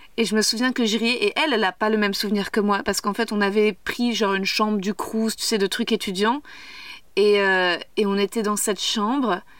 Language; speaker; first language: French; native; French